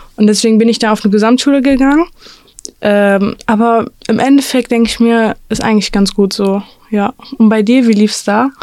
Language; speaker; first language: German; early bilingual, other home language; Arabic